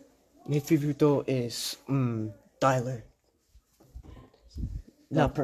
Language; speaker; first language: Spanish; non-native, learner; English